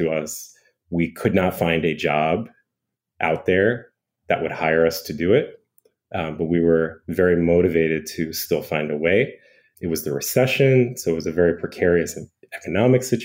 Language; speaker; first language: English; native; English